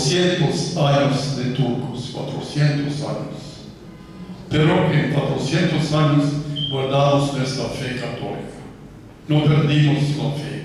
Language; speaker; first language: Spanish; non-native, fluent; Croatian